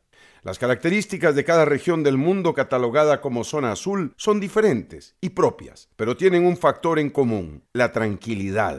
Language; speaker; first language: Spanish; native; Spanish